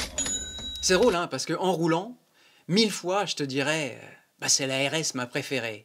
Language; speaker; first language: French; native; French